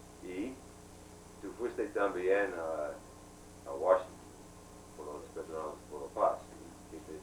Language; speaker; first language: Spanish; non-native, learner; English